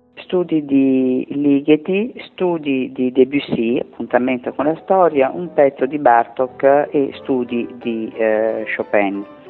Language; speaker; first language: Italian; native; Italian